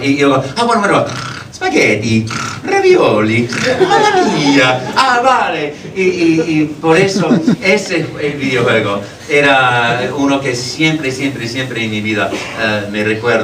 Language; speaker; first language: Spanish; non-native, fluent; English